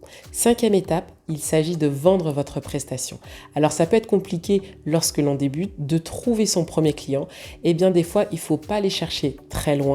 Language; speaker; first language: French; native; French